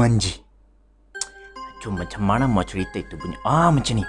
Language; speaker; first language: Malay; native; Malay